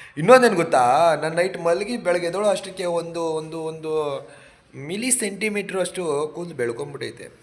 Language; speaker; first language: Kannada; non-native, local second language; Marwari